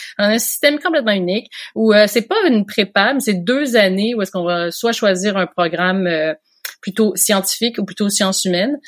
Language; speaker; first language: French; native; French